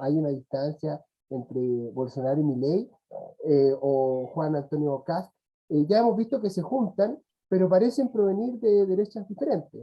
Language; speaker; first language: Spanish; native; Spanish